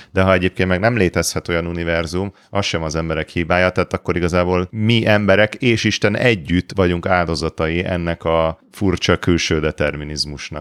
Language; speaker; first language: Hungarian; native; Hungarian